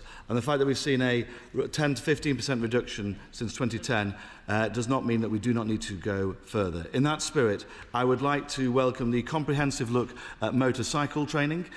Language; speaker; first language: English; native; English